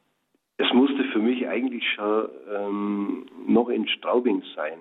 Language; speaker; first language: German; native; German